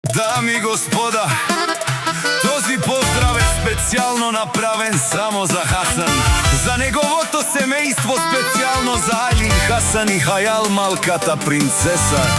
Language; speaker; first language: Bulgarian; non-native, local second language; Romany